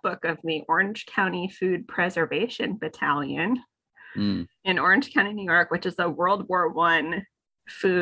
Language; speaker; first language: English; native; English